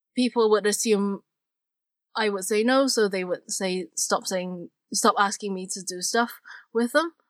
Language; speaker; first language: English; non-native, local second language; Cantonese